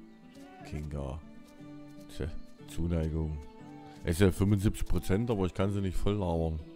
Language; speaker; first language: German; native; German